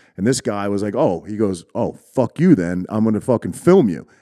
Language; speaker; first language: English; native; English